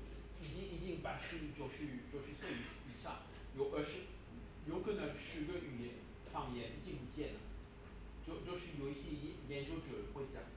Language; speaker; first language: Chinese; non-native, learner; French